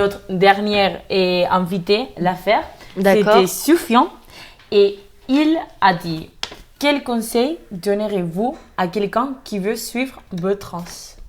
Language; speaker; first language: French; non-native, fluent; Spanish